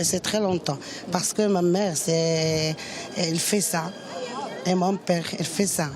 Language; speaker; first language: French; non-native, learner; Arabic